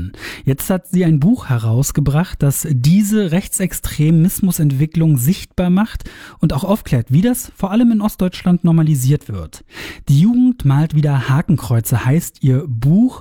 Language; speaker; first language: German; native; German